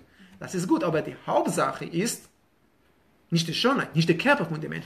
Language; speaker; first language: German; non-native, fluent; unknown